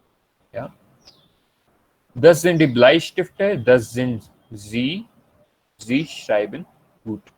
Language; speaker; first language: German; non-native, fluent; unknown